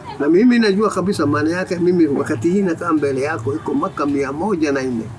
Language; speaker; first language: Swahili; non-native, local second language; Oromo